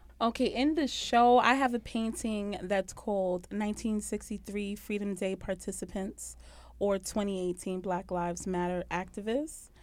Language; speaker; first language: English; native; English